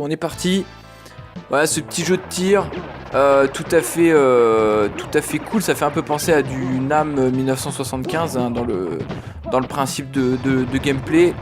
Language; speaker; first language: French; native; French